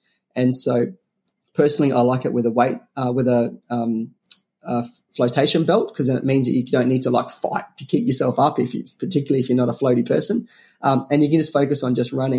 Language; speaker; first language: English; native; English